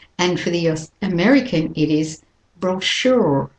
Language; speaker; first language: English; native; English